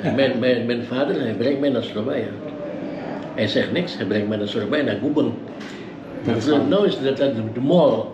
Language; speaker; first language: Dutch; early bilingual, heritage; Dutch